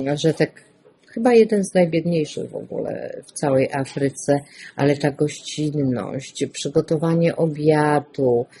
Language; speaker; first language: Polish; native; Polish